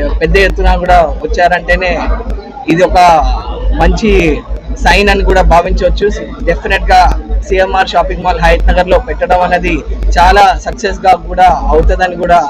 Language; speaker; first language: Telugu; native; Telugu